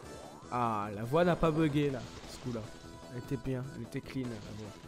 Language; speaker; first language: French; native; French